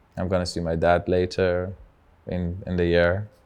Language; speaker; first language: English; non-native, fluent; Persian